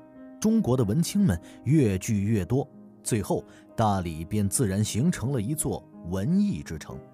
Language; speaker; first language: Chinese; native; Chinese